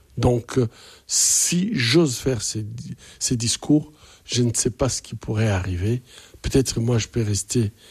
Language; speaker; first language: French; non-native, local second language; Swahili